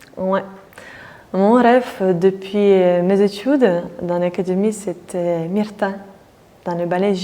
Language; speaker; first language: French; non-native, fluent; Russian